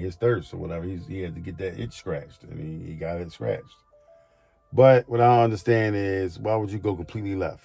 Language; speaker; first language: English; native; English